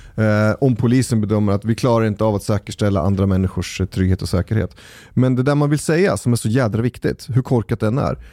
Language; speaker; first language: Swedish; native; Swedish